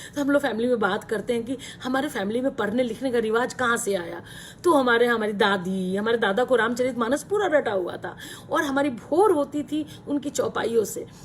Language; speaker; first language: Hindi; native; Hindi